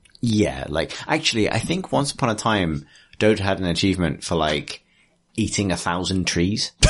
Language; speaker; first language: English; native; English